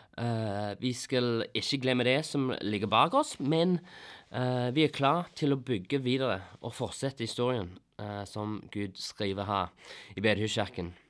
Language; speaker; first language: Norwegian; non-native, fluent; English